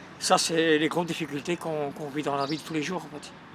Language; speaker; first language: French; native; French